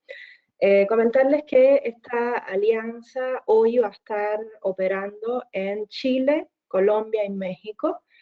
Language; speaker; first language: Spanish; native; Spanish